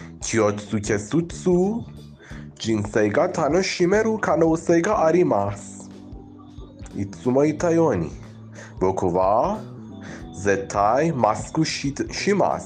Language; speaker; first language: Japanese; non-native, fluent; Persian